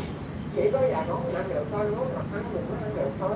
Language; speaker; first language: Vietnamese; native; Vietnamese